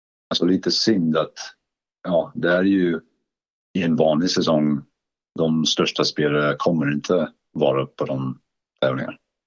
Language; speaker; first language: Swedish; non-native, fluent; English